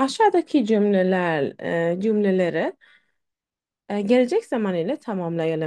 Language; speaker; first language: Turkish; non-native, fluent; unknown